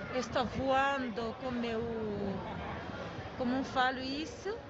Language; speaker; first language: Portuguese; non-native, learner; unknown